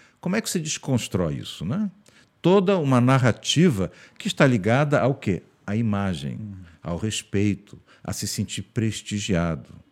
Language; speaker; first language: Portuguese; early bilingual, heritage; Portuguese